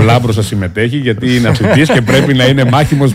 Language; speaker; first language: Greek; native; Greek